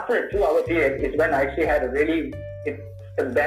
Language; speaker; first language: English; non-native, local second language; Tamil